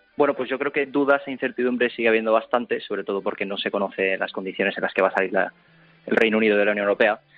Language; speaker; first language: Spanish; native; Spanish